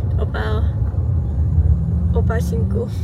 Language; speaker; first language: Korean; non-native, learner; Lao